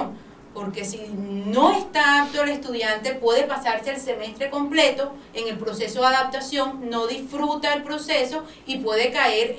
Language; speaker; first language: Spanish; native; Spanish